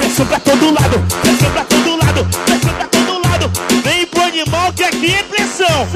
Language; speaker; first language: Portuguese; native; Portuguese